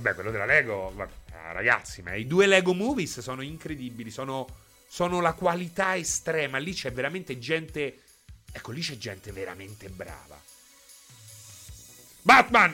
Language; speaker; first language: Italian; native; Italian